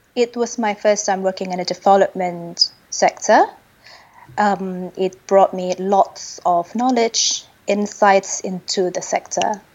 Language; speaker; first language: English; non-native, fluent; Indonesian